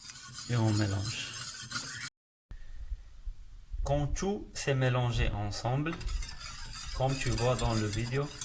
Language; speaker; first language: French; non-native, learner; Arabic